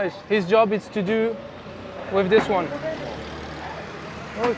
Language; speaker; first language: English; non-native, learner; French